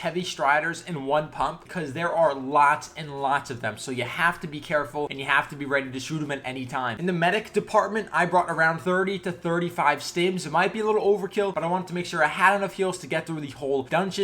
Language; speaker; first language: English; native; English